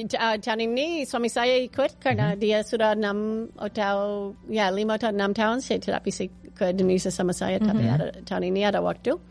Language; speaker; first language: Indonesian; non-native, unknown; English